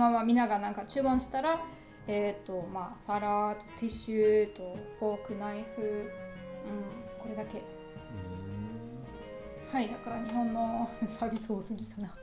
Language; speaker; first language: Japanese; non-native, learner; German